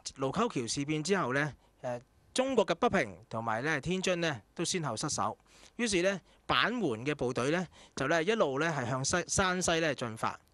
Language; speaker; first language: Cantonese; native; Cantonese